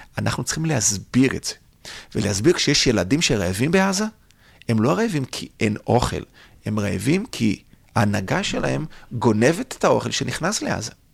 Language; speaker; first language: Hebrew; non-native, fluent; Portuguese